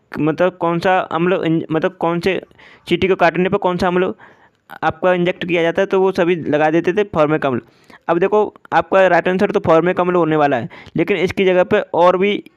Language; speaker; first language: Hindi; native; Hindi